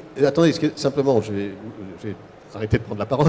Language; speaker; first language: French; native; French